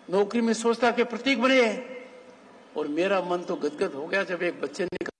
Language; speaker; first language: Hindi; native; Hindi